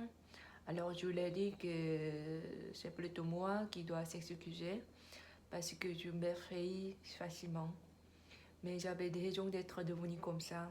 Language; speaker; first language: French; non-native, learner; Korean